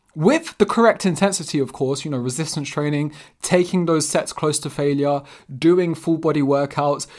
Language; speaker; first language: English; native; English